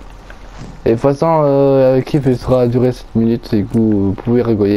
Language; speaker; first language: French; native; French